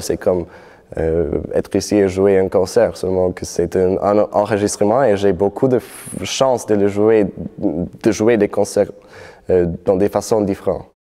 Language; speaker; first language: French; non-native, fluent; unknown